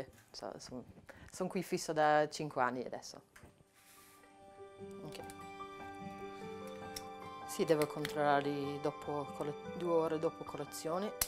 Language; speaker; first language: Italian; non-native, learner; English